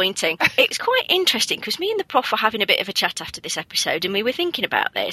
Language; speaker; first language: English; native; English